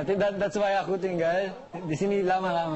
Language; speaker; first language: Indonesian; non-native, learner; Filipino